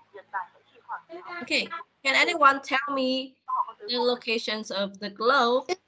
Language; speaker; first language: English; non-native, fluent; Vietnamese